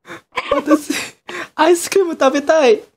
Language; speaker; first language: Japanese; non-native, learner; Indonesian